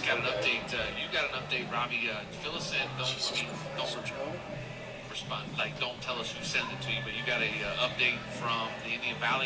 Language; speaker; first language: English; native; English